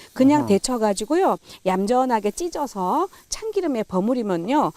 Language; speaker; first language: Korean; native; Korean